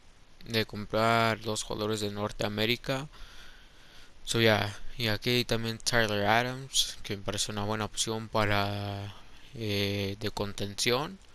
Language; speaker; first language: Spanish; early bilingual, heritage; Spanish